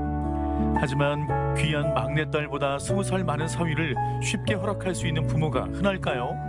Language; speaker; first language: Korean; native; Korean